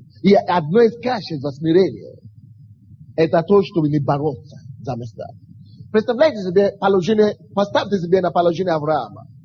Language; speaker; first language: Russian; non-native, fluent; Yoruba